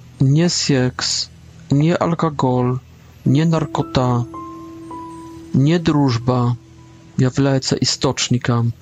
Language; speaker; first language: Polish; non-native, learner; Russian